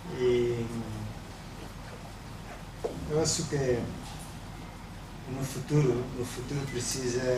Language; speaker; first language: Portuguese; non-native, learner; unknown